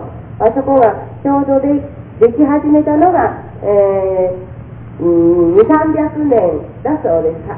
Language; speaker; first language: Japanese; native; Japanese